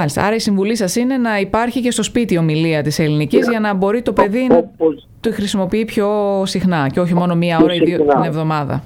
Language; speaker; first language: Greek; native; Greek